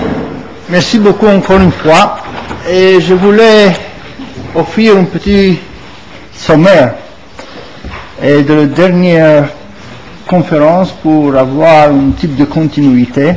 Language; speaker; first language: French; non-native, fluent; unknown